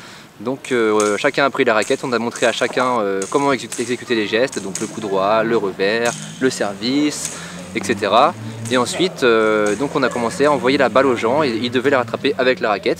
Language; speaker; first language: French; native; French